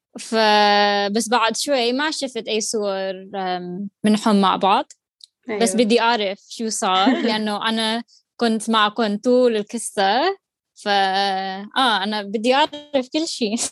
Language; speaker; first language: Arabic; non-native, learner; English